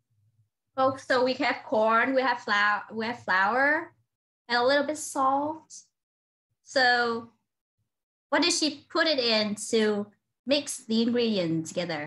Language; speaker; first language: English; non-native, fluent; Vietnamese